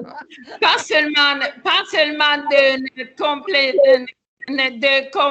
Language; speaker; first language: French; non-native, learner; Italian